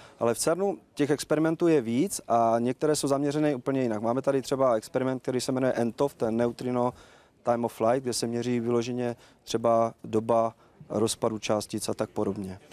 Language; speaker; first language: Czech; native; Czech